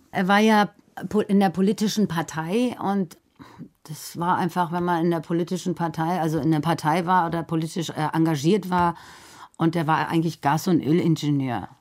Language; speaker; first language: German; early bilingual, other home language; Persian